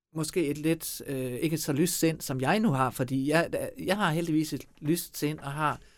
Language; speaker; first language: Danish; native; Danish